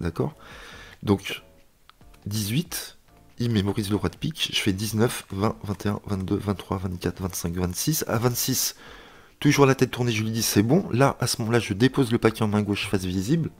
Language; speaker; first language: French; native; French